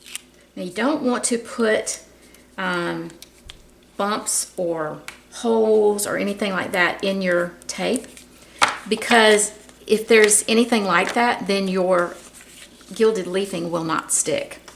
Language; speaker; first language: English; native; English